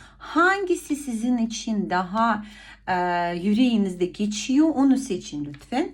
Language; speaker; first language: Turkish; non-native, fluent; Ukrainian